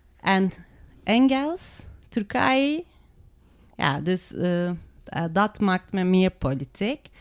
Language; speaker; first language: Dutch; non-native, learner; Turkish